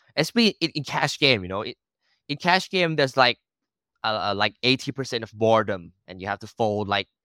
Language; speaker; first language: English; non-native, learner; Thai